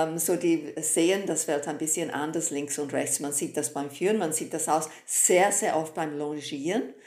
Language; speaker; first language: German; non-native, fluent; English